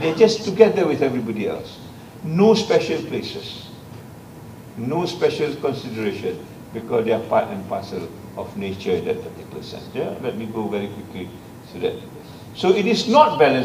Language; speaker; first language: English; non-native, local second language; Malay